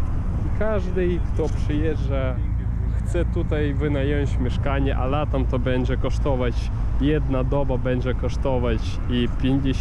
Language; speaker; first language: Polish; non-native, learner; Ukrainian